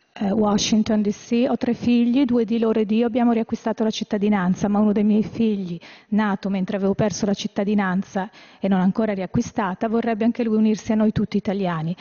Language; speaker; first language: Italian; native; Italian